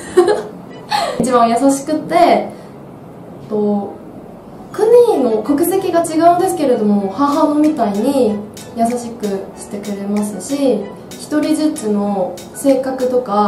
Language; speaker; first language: Japanese; non-native, fluent; Chinese